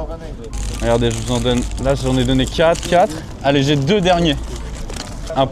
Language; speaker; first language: French; native; French